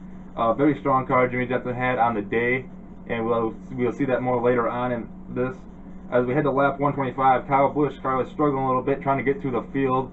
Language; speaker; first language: English; native; English